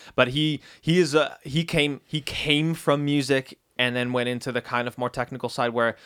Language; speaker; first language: English; early bilingual, other home language; Dutch